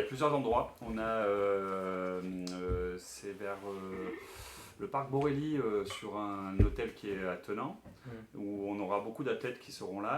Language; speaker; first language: French; native; French